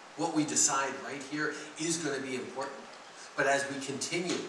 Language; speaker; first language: English; early bilingual, other home language; French